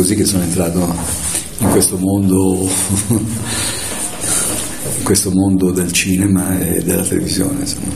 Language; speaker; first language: Italian; native; Italian